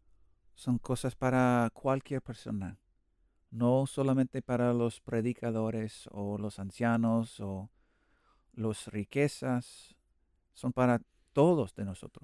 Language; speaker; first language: Spanish; non-native, learner; English